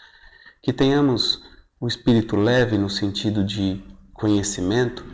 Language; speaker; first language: Portuguese; native; Portuguese